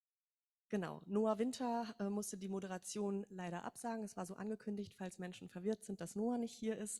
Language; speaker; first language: German; native; German